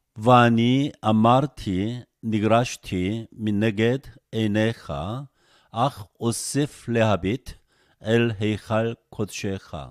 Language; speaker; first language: Hebrew; non-native, fluent; Korean